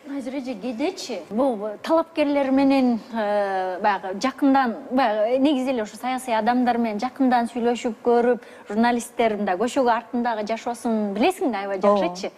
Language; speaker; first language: Kyrgyz; native; Kyrgyz